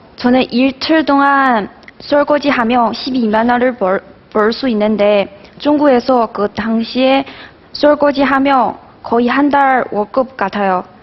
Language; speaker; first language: Korean; non-native, fluent; Chinese